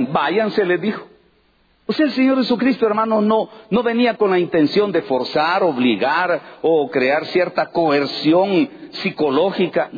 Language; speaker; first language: Spanish; native; Spanish